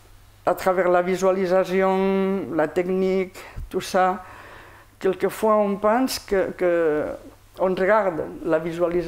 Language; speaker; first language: French; non-native, fluent; Spanish